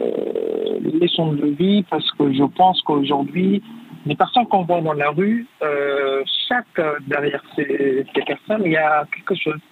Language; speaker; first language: French; non-native, fluent; Arabic